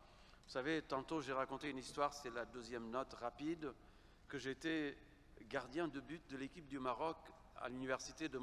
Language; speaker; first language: French; non-native, fluent; Kabuverdianu